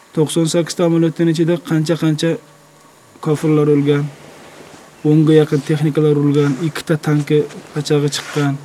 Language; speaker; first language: Uzbek; native; Uzbek